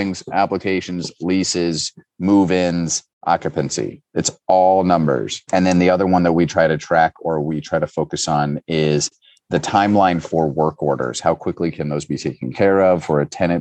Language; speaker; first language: English; native; English